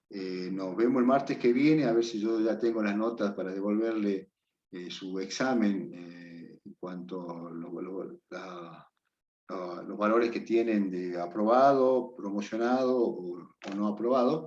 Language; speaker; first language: Spanish; native; Spanish